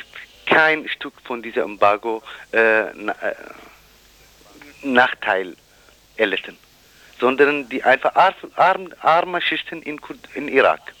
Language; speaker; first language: German; non-native, fluent; Kurdish